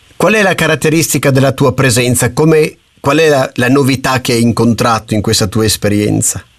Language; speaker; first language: Italian; native; Italian